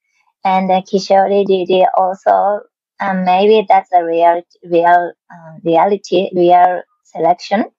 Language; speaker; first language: English; non-native, learner; Japanese